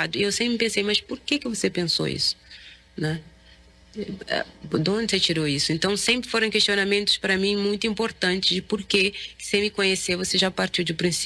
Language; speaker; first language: Portuguese; non-native, local second language; Kabuverdianu